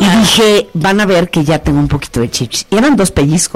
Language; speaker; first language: Spanish; native; Spanish